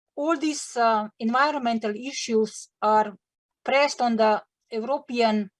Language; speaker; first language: English; non-native, learner; Slovenian